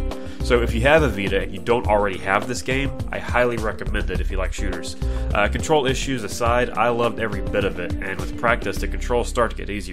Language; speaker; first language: English; native; English